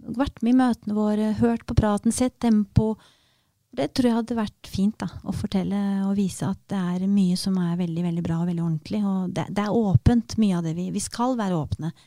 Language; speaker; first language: Norwegian; early bilingual, other home language; Romanian